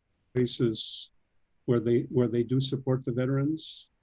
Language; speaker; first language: English; native; English